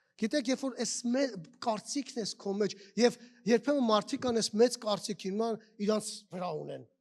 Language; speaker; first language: Armenian; native; Armenian